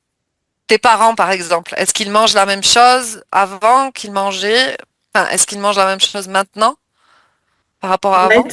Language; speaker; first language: French; native; French